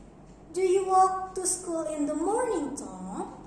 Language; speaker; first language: English; non-native, learner; Indonesian